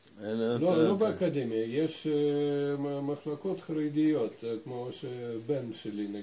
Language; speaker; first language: Hebrew; non-native, fluent; Russian